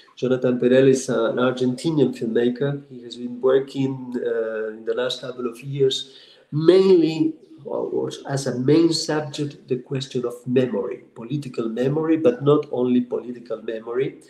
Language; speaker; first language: English; non-native, fluent; Spanish